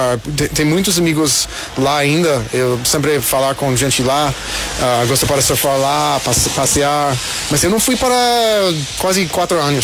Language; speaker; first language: Portuguese; non-native, learner; English